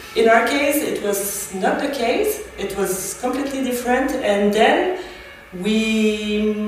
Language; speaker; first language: English; non-native, fluent; French